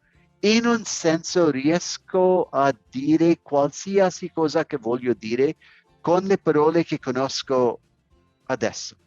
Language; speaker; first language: Italian; non-native, learner; English